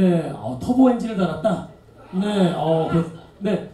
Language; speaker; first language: Korean; native; Korean